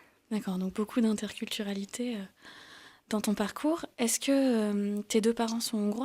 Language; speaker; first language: French; native; French